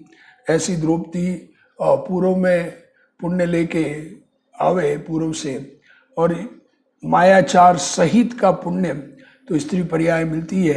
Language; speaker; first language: Hindi; native; Hindi